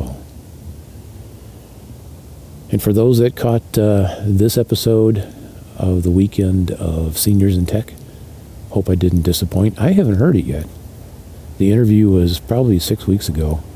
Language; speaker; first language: English; native; English